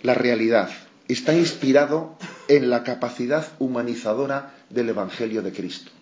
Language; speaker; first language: Spanish; non-native, local second language; Basque